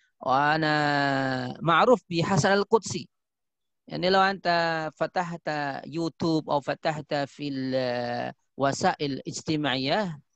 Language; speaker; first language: Arabic; non-native, fluent; Indonesian